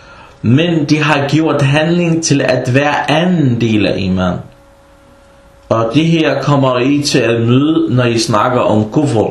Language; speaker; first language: Danish; non-native, fluent; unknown